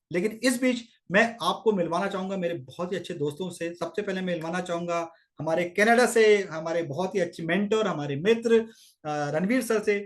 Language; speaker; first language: Hindi; native; Hindi